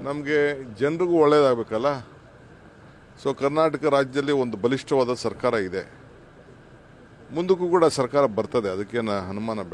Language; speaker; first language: Kannada; native; Kannada